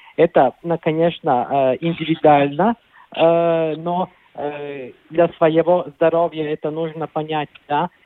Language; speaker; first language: Russian; non-native, local second language; Latvian